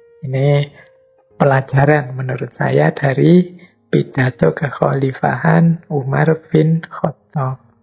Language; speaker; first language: Indonesian; native; Indonesian